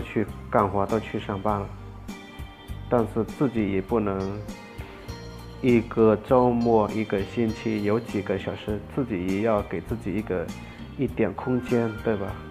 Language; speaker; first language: Chinese; non-native, fluent; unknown